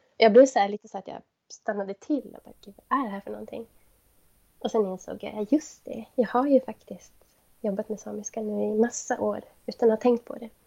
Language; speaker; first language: Swedish; native; Swedish